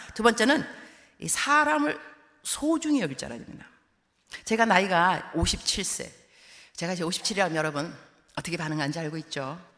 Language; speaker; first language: Korean; early bilingual, heritage; Korean